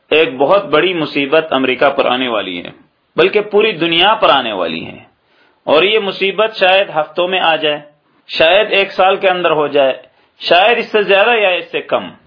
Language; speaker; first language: Urdu; native; Urdu